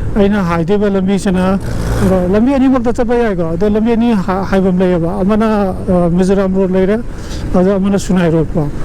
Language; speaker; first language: Manipuri; native; Manipuri